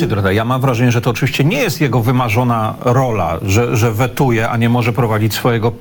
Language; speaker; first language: Polish; native; Polish